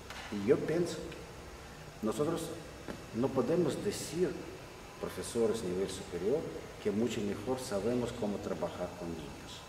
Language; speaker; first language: Spanish; non-native, learner; Russian